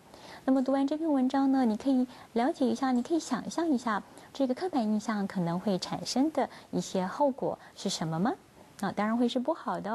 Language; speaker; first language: Chinese; native; Chinese